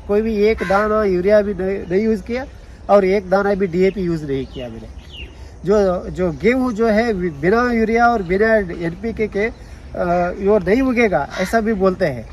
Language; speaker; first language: Hindi; non-native, local second language; Kannada